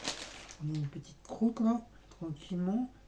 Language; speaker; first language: French; native; French